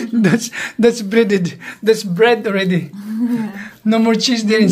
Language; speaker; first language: English; non-native, local second language; Filipino